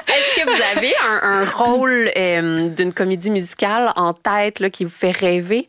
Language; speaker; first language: French; native; French